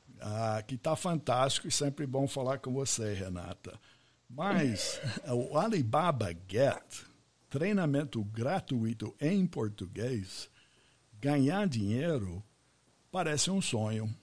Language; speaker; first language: Portuguese; non-native, fluent; English